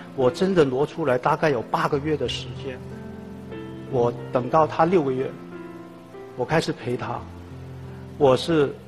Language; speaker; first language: Chinese; non-native, fluent; Cantonese